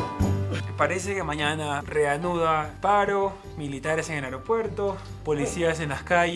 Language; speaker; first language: Spanish; native; Spanish